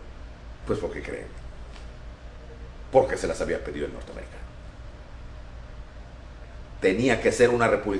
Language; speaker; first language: Spanish; native; Spanish